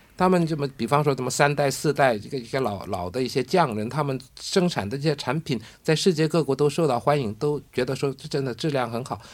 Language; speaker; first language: Chinese; non-native, fluent; Korean